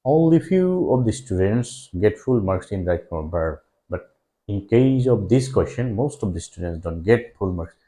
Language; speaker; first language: English; non-native, local second language; Bangla